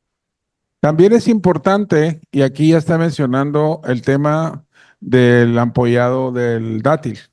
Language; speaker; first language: Spanish; native; Spanish